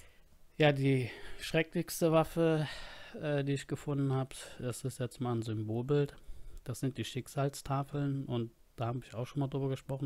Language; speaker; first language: German; native; German